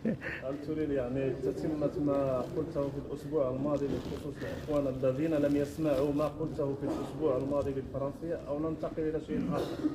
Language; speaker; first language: Arabic; native; Arabic